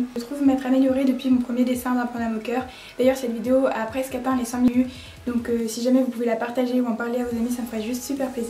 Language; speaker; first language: French; native; French